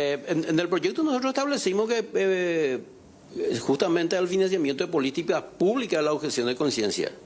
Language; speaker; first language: Spanish; native; Spanish